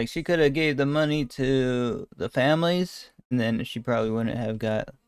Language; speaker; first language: English; native; English